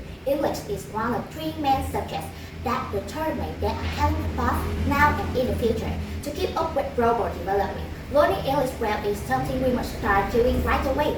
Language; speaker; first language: English; non-native, learner; Vietnamese